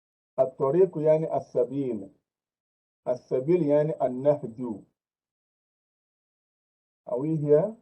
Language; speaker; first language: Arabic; non-native, fluent; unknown